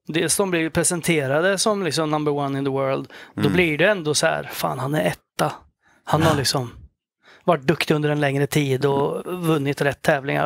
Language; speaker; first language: Swedish; native; Swedish